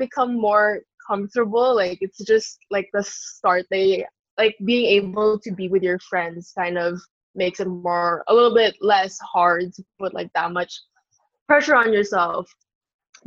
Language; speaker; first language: English; non-native, local second language; Filipino